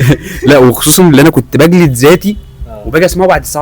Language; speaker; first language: Arabic; native; Arabic